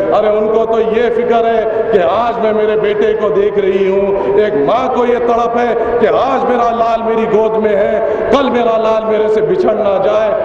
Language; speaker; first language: Urdu; native; Urdu